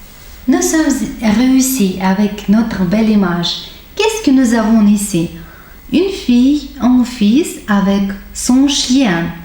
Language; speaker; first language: French; non-native, fluent; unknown